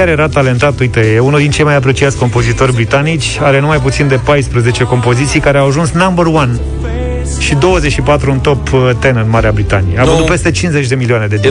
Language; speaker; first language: Romanian; native; Romanian